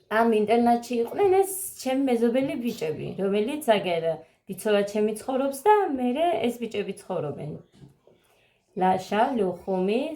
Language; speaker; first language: Georgian; native; Georgian